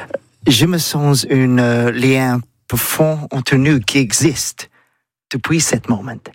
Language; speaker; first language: French; non-native, learner; English